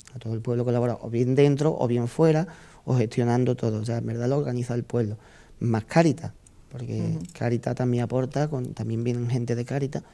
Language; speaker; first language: Spanish; native; Spanish